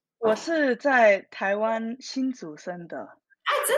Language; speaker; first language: Chinese; early bilingual, heritage; Min Nan Chinese